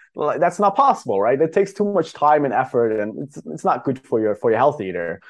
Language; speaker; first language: English; non-native, fluent; Dutch